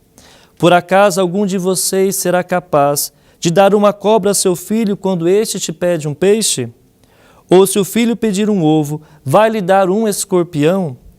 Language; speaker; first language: Portuguese; native; Portuguese